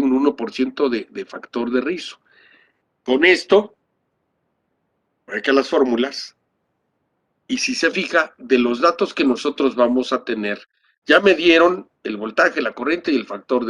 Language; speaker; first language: Spanish; native; Spanish